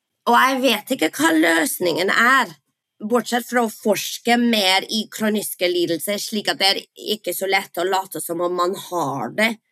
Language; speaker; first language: Norwegian; non-native, fluent; English